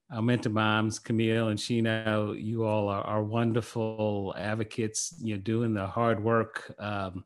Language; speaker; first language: English; native; English